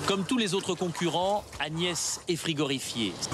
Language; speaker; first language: French; native; French